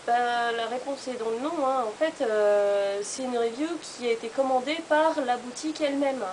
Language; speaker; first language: French; native; French